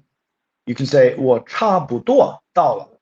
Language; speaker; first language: Chinese; non-native, fluent; Swedish